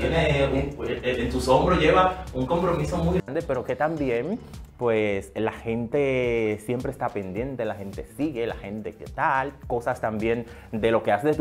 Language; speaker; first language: Spanish; native; Spanish